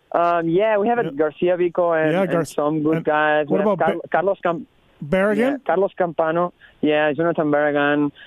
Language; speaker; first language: English; non-native, learner; Spanish